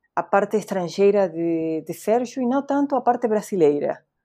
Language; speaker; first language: Portuguese; non-native, fluent; Spanish